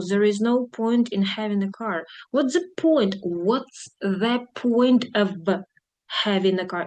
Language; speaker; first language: English; non-native, fluent; Ukrainian